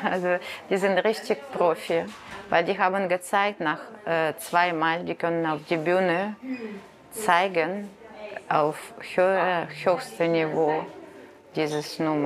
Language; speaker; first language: German; non-native, fluent; Russian